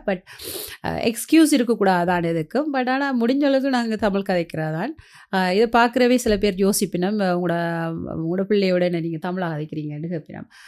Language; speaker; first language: Tamil; early bilingual, heritage; Tamil